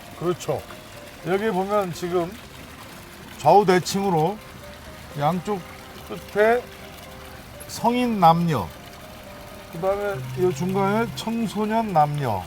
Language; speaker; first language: Korean; native; Korean